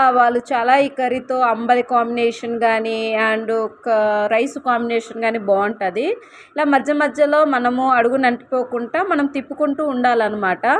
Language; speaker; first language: Telugu; non-native, local second language; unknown